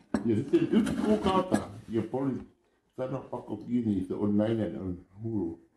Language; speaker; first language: Finnish; non-native, learner; Thai